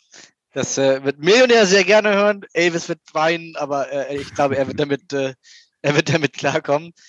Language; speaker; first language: German; native; German